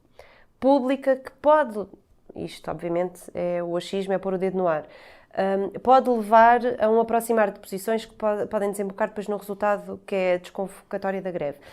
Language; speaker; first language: Portuguese; native; Portuguese